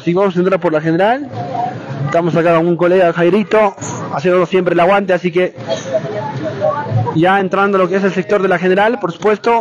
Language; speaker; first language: Spanish; native; Spanish